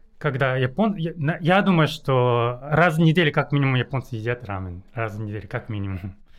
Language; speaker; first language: Russian; non-native, learner; Japanese